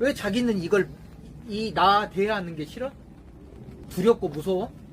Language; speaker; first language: Korean; native; Korean